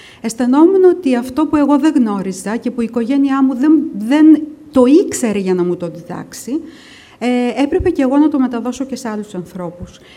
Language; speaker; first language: Greek; early bilingual, other home language; English